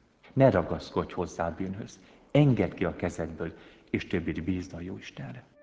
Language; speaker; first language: Hungarian; native; Hungarian